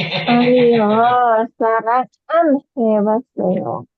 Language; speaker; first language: Korean; non-native, learner; Indonesian